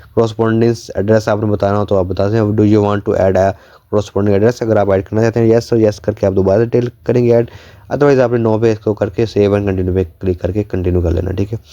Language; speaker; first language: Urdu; non-native, local second language; Punjabi